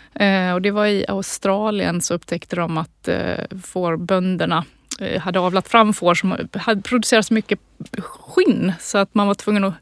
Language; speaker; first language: Swedish; native; Swedish